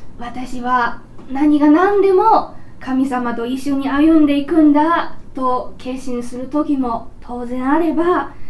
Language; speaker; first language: Japanese; non-native, fluent; Chinese